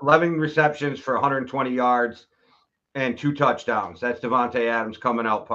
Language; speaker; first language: English; native; English